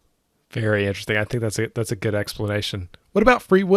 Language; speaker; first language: English; native; English